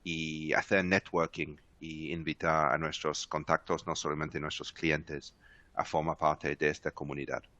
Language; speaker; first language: Spanish; non-native, fluent; English